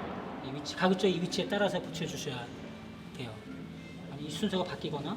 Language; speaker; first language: Korean; native; Korean